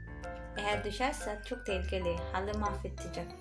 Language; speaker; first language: Turkish; non-native, learner; Filipino